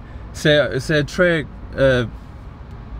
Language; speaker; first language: French; non-native, learner; English